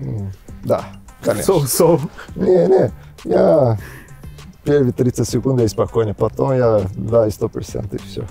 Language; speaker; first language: Russian; non-native, learner; Portuguese